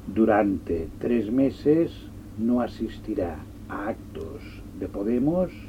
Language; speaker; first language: Spanish; non-native, local second language; Catalan